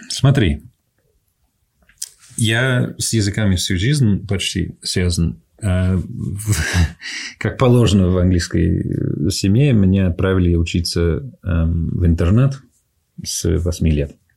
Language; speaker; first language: Russian; non-native, fluent; English